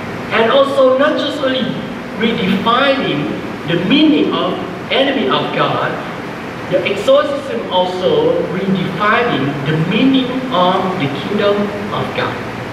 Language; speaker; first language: English; non-native, fluent; Thai